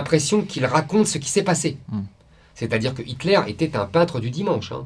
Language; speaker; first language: French; native; French